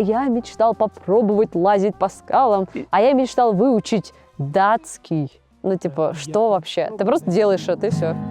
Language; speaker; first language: Russian; native; Russian